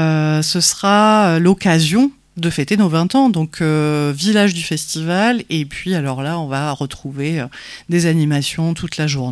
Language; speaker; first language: French; native; French